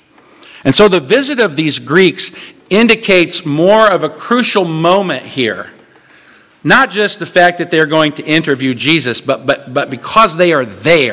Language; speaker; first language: English; native; English